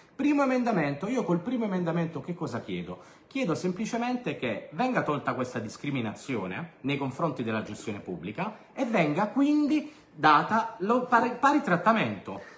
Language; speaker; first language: Italian; native; Italian